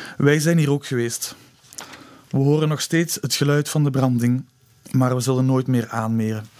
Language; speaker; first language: Dutch; native; Dutch